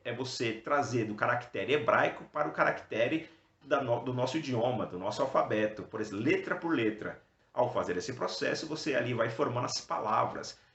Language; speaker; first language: Portuguese; native; Portuguese